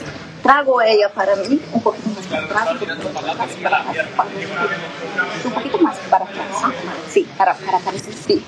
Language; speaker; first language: Spanish; non-native, learner; Portuguese